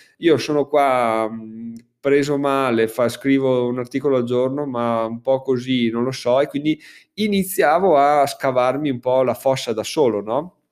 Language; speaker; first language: Italian; native; Italian